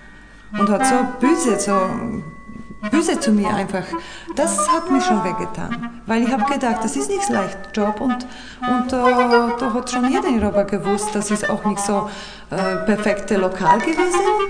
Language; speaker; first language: German; non-native, learner; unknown